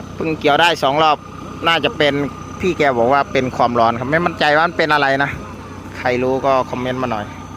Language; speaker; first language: Thai; native; Thai